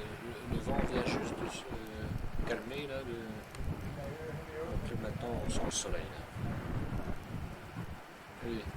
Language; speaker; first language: French; native; French